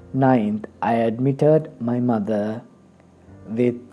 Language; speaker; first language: English; non-native, local second language; Sinhala